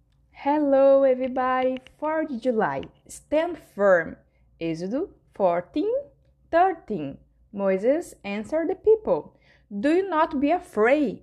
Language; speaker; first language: English; non-native, learner; Portuguese